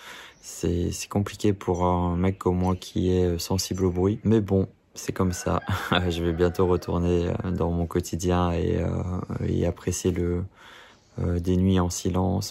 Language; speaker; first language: French; native; French